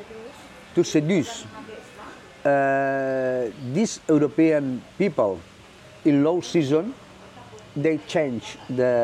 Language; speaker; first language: English; non-native, learner; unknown